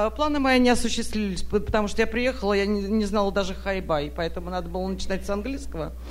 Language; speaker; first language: Russian; native; Russian